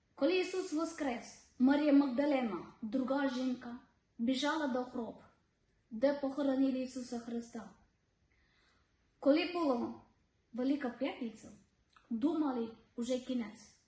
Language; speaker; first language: Ukrainian; non-native, learner; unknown